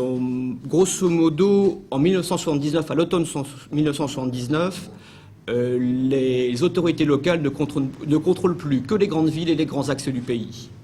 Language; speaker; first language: French; native; French